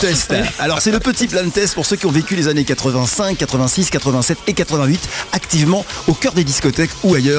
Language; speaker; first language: French; native; French